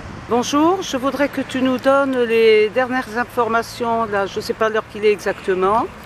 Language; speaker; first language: French; native; French